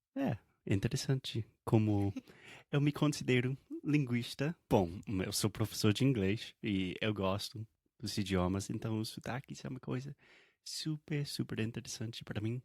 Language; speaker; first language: Portuguese; non-native, fluent; English